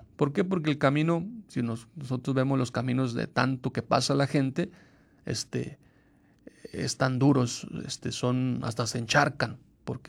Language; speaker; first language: Spanish; native; Spanish